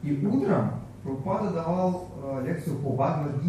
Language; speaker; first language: Russian; native; Russian